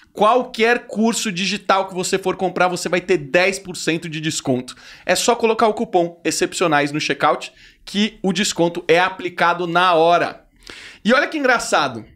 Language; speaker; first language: Portuguese; native; Portuguese